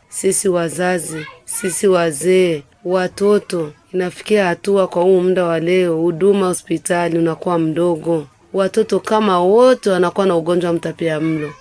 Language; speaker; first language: Swahili; non-native, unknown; Rundi